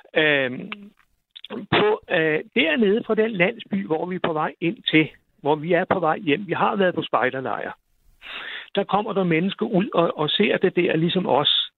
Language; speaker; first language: Danish; native; Danish